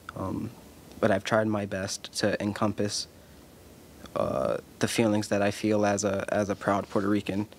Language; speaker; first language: English; early bilingual, other home language; Spanish